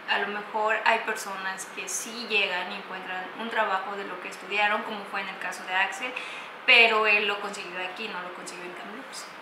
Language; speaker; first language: Spanish; native; Spanish